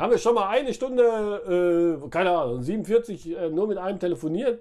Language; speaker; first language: German; native; German